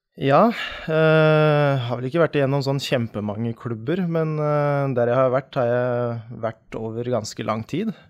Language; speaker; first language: Norwegian; native; Norwegian